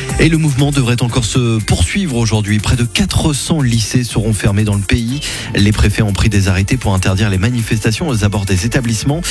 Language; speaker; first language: French; native; French